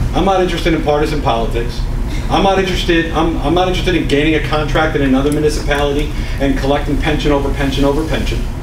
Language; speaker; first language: English; native; English